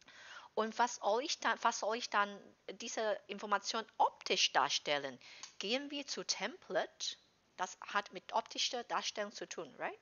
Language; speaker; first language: German; non-native, fluent; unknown